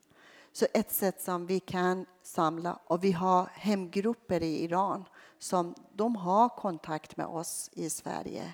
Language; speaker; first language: Swedish; non-native, fluent; Persian